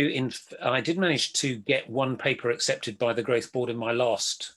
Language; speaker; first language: English; native; English